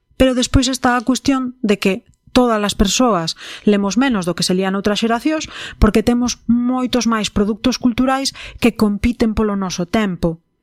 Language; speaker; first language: Galician; non-native, local second language; Spanish